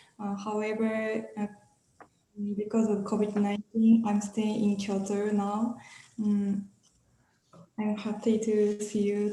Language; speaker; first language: English; non-native, learner; Japanese